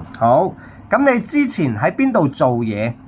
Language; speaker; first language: Cantonese; native; Cantonese